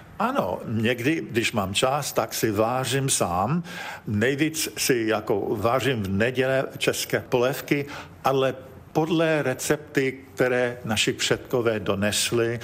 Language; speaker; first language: Czech; early bilingual, heritage; Czech